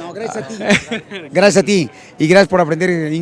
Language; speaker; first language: Spanish; native; Spanish